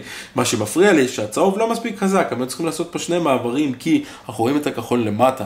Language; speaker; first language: Hebrew; native; Hebrew